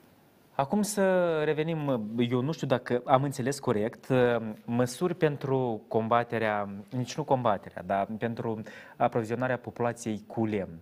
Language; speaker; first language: Romanian; native; Romanian